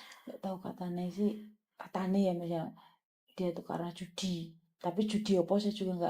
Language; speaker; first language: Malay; non-native, local second language; Javanese